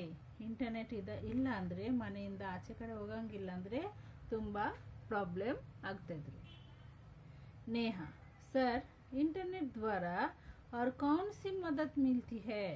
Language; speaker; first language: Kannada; non-native, fluent; Hindi